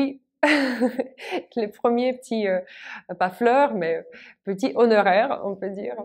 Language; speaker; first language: French; non-native, fluent; Russian